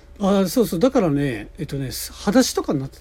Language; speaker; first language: Japanese; native; Japanese